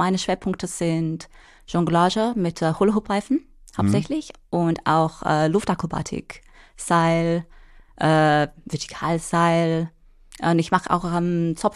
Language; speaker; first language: German; non-native, fluent; English